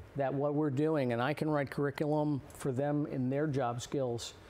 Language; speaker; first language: English; native; English